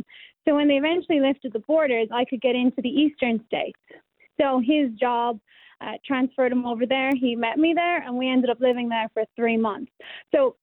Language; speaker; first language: English; native; English